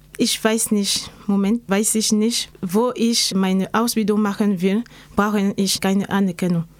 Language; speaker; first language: German; non-native, learner; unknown